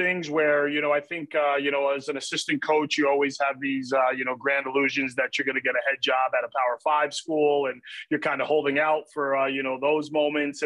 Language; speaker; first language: English; native; English